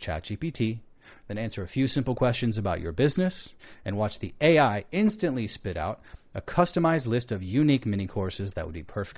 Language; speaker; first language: English; native; English